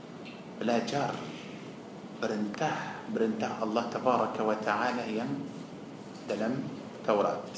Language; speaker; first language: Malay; non-native, fluent; Arabic